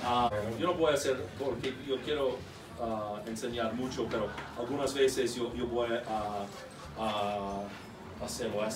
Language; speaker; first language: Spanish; non-native, learner; English